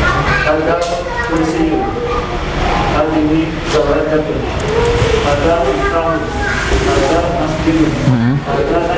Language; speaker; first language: Arabic; non-native, learner; Indonesian